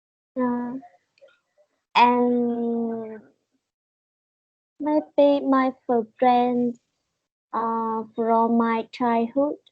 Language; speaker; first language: English; non-native, learner; Vietnamese